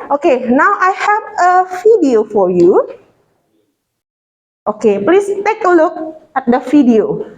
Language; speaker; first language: English; non-native, fluent; Indonesian